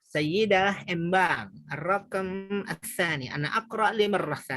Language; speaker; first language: Arabic; non-native, fluent; Indonesian